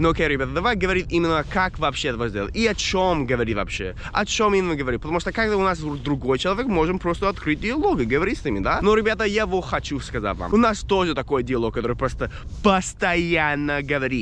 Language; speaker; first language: Russian; non-native, fluent; English